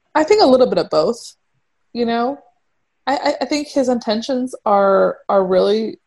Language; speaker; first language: English; early bilingual, heritage; Persian